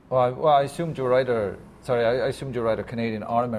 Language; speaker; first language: English; native; English